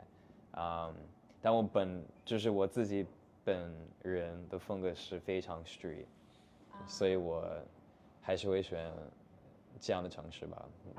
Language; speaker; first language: Chinese; non-native, fluent; English